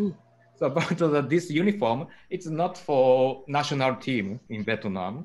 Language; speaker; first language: English; non-native, learner; Japanese